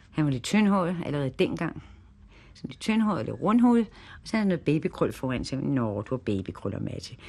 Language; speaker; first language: Danish; native; Danish